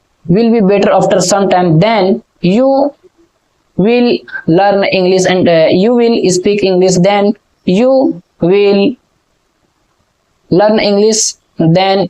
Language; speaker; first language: English; non-native, learner; Hindi